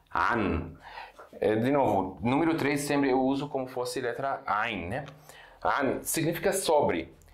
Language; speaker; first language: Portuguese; non-native, fluent; Arabic